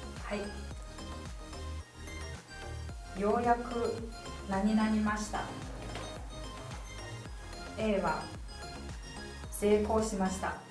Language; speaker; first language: Japanese; non-native, fluent; Chinese